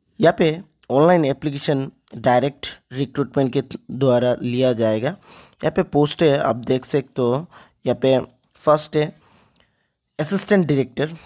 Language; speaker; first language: Hindi; non-native, local second language; Bangla